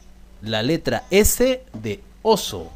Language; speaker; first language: Spanish; native; Spanish